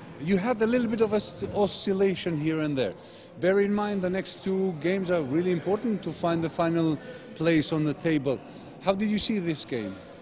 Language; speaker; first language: English; non-native, fluent; Albanian